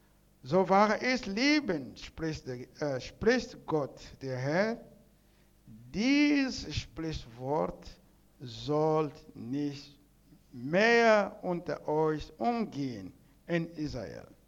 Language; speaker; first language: German; non-native, learner; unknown